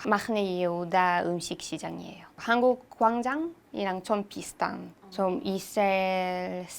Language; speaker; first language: Korean; non-native, learner; Hebrew